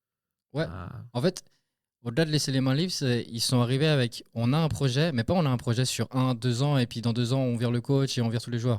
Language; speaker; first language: French; native; French